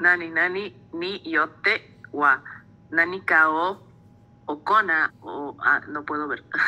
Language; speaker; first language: Japanese; non-native, learner; Spanish